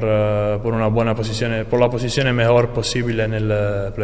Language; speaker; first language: Spanish; non-native, learner; Italian